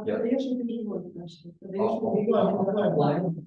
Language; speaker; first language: English; non-native, learner; Russian